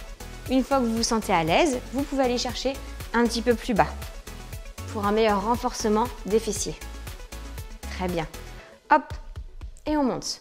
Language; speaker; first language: French; native; French